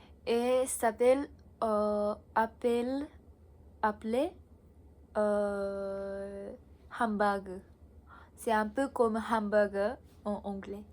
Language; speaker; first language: French; non-native, learner; Japanese